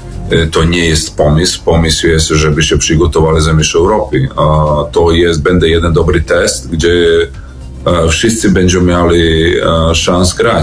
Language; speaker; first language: Polish; non-native, learner; Serbian